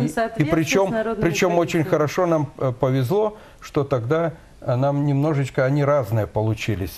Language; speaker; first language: Russian; native; Russian